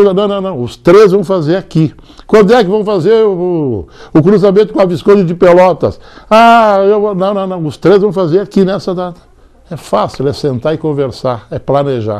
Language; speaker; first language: Portuguese; native; Portuguese